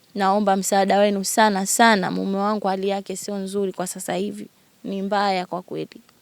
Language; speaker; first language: Swahili; native; Swahili